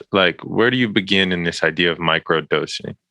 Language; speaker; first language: English; native; English